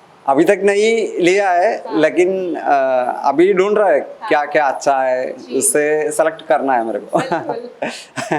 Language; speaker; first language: Hindi; non-native, local second language; Malayalam